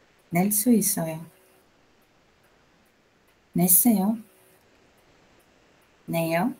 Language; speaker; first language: Korean; non-native, learner; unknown